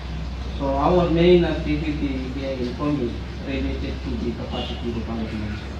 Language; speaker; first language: English; non-native, fluent; Indonesian